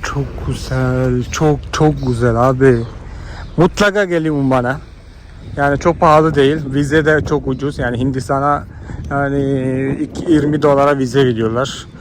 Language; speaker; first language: Turkish; non-native, fluent; Malayalam